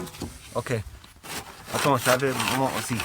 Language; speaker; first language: French; non-native, learner; Swedish